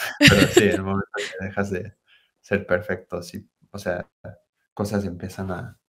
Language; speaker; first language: Spanish; early bilingual, heritage; Spanish